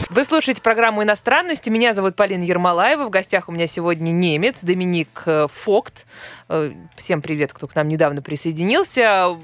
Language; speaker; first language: Russian; native; Russian